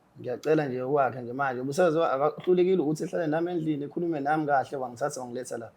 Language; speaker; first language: Zulu; native; Zulu